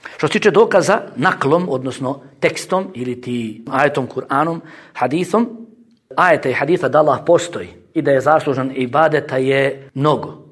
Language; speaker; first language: Bosnian; native; Bosnian